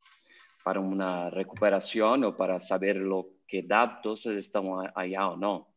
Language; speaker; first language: Spanish; non-native, learner; Portuguese